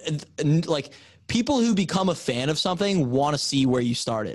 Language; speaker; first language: English; native; English